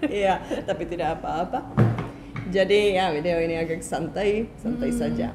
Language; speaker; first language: Indonesian; non-native, fluent; Czech